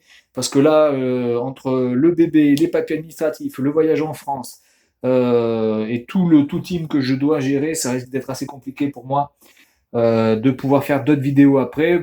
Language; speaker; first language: French; native; French